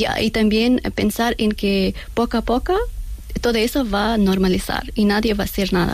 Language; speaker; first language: Spanish; non-native, learner; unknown